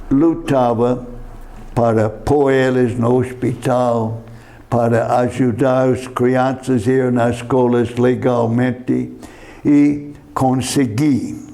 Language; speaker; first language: Portuguese; non-native, fluent; English